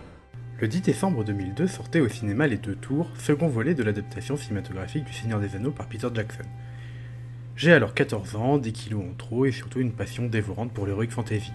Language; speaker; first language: French; native; French